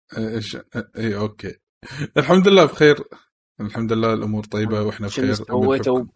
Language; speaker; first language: Arabic; native; Arabic